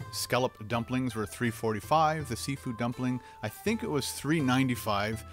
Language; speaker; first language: English; native; English